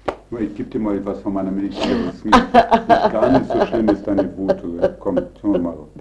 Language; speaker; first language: German; native; German